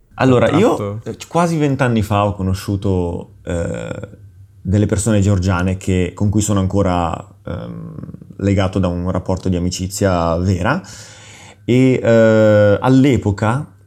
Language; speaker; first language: Italian; native; Italian